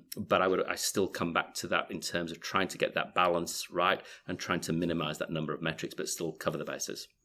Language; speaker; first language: English; native; English